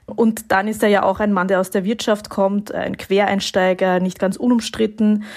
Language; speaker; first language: German; native; German